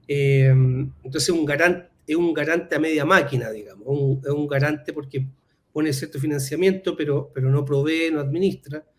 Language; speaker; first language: Spanish; native; Spanish